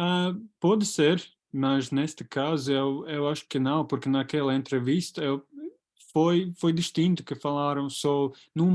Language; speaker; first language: Portuguese; non-native, fluent; Latvian